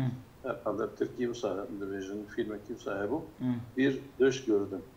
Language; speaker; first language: Turkish; non-native, local second language; Kurdish